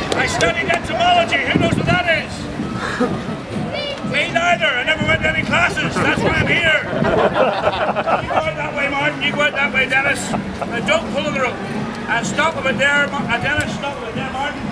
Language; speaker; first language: English; native; English